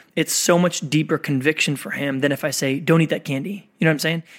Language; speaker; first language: English; native; English